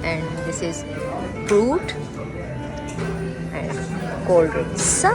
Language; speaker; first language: English; non-native, learner; Urdu